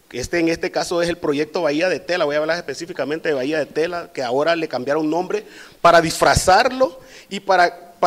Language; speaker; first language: Spanish; native; Spanish